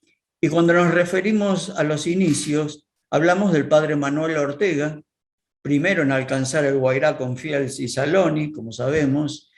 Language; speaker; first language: Spanish; native; Spanish